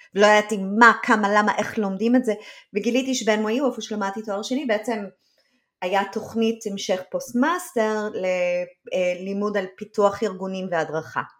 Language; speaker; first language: Hebrew; early bilingual, other home language; English